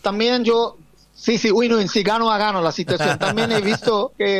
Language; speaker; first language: Spanish; non-native, fluent; Bangla